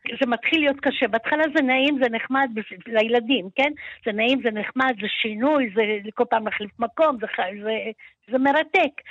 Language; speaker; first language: Hebrew; early bilingual, other home language; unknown